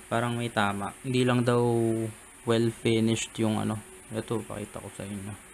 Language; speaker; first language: Filipino; native; Filipino